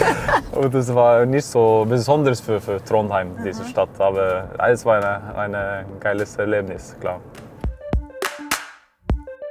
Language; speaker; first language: German; non-native, fluent; Norwegian